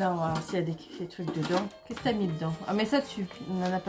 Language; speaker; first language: French; native; French